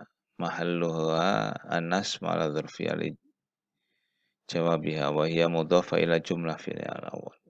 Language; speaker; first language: Arabic; non-native, fluent; Indonesian